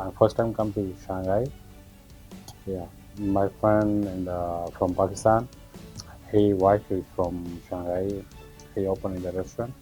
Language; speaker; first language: English; non-native, learner; Urdu